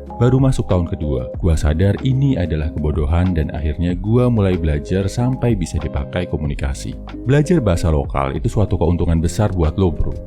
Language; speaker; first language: Indonesian; native; Indonesian